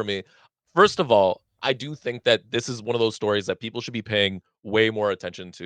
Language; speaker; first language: English; native; English